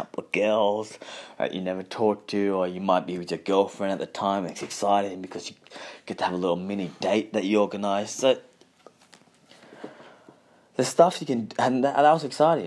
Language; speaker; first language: English; native; English